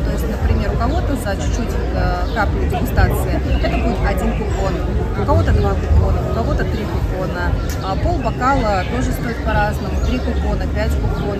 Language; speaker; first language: Russian; native; Russian